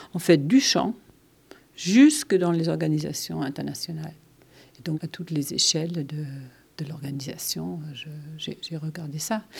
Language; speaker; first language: French; non-native, fluent; German